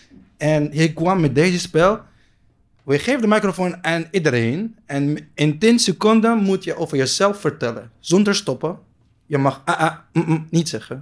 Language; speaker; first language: Dutch; non-native, learner; Arabic